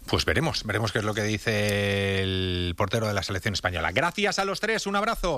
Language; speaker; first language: Spanish; native; Spanish